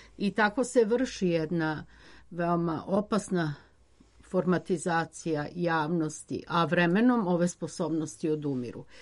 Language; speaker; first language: Serbian; native; Serbian